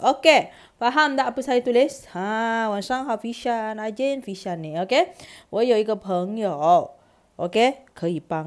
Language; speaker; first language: Chinese; non-native, fluent; Malay